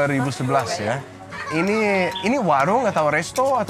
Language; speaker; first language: Indonesian; non-native, learner; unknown